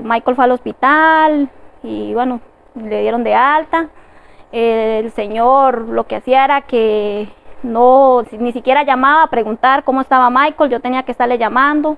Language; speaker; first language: Spanish; native; Spanish